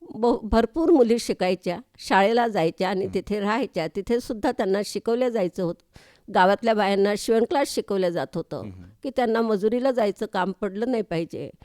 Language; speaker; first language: Marathi; native; Marathi